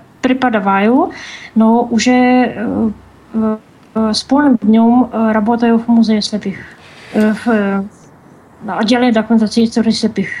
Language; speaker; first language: Russian; non-native, learner; Czech